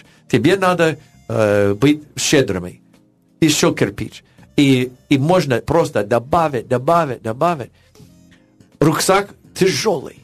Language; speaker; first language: Russian; non-native, learner; English